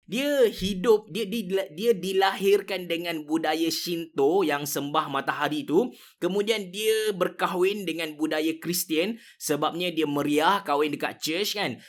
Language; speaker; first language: Malay; native; Malay